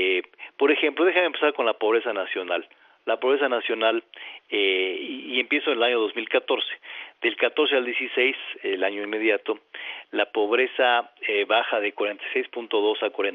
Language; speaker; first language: Spanish; native; Spanish